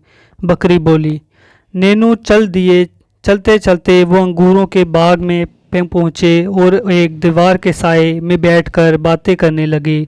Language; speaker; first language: Urdu; native; Urdu